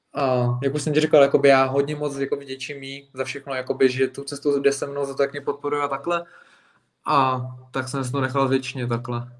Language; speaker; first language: Czech; native; Czech